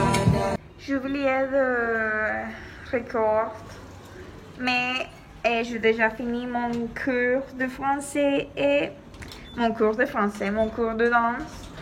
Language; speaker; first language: French; non-native, learner; Spanish